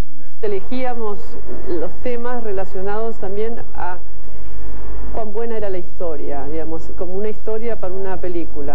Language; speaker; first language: Spanish; native; Spanish